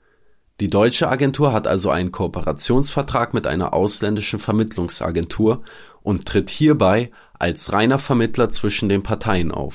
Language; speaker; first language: German; native; German